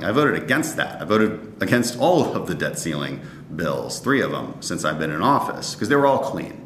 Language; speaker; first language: English; native; English